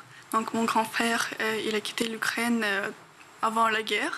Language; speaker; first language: French; non-native, fluent; Ukrainian